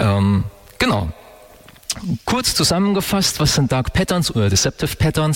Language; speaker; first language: German; native; German